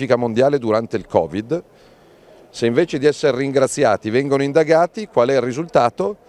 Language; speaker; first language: Italian; native; Italian